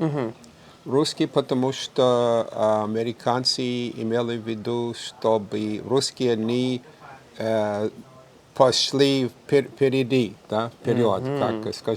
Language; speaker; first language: Russian; non-native, fluent; English